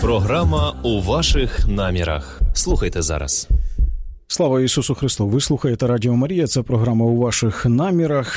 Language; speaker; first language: Ukrainian; native; Ukrainian